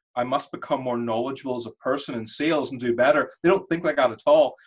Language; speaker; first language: English; native; English